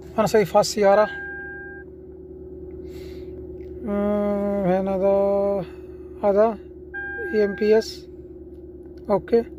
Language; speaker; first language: Arabic; non-native, learner; Urdu